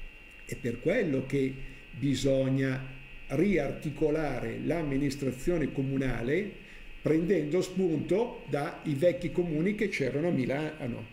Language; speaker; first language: Italian; native; Italian